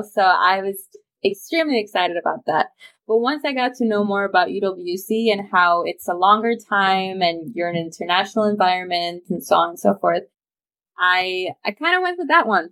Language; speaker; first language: English; non-native, fluent; Romanian